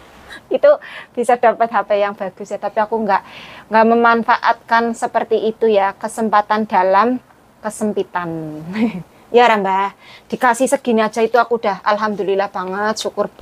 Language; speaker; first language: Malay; non-native, local second language; Javanese